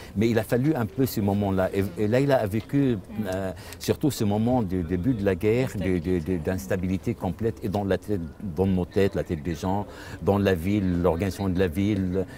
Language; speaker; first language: French; non-native, local second language; Arabic